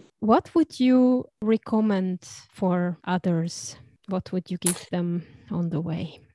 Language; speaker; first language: English; non-native, fluent; German